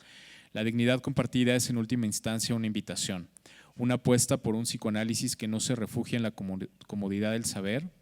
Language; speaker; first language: Spanish; native; Spanish